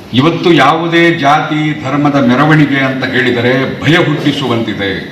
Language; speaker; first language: Kannada; native; Kannada